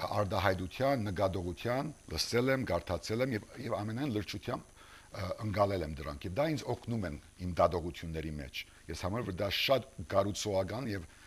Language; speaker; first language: Armenian; early bilingual, heritage; Armenian